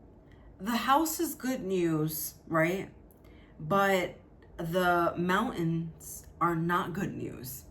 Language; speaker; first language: English; native; English